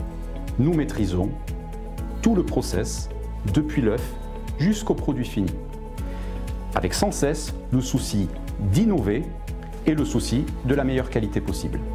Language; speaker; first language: French; native; French